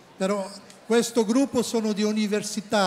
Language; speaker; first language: Italian; non-native, learner; Portuguese